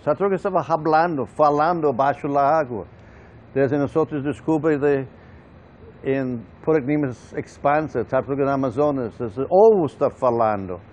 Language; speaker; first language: Portuguese; non-native, fluent; English